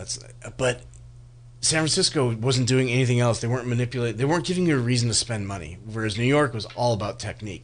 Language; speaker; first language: English; native; English